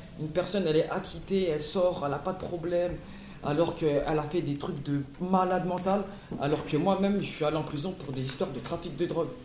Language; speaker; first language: French; native; French